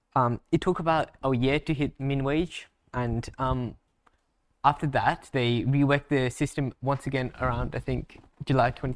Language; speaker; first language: English; native; English